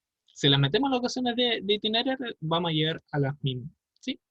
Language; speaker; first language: Spanish; native; Spanish